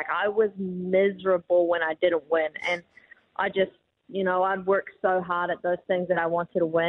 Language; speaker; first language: English; native; English